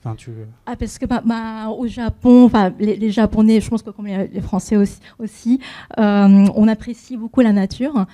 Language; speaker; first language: French; non-native, fluent; Japanese